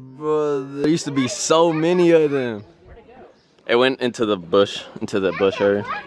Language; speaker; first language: English; early bilingual, other home language; Spanish